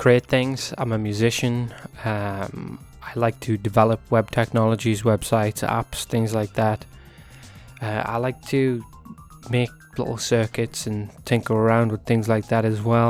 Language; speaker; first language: English; native; English